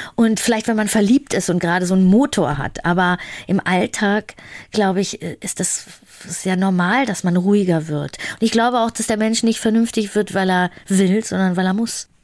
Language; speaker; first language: German; native; German